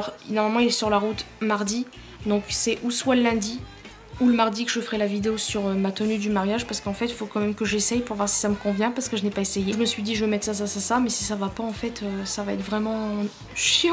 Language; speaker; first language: French; native; French